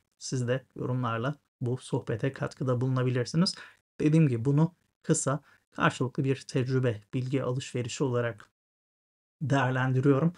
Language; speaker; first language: Turkish; native; Turkish